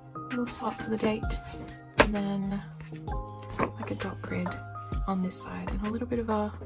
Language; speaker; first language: English; native; English